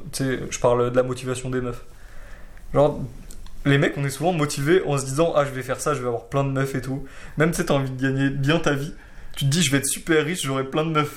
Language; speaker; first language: French; native; French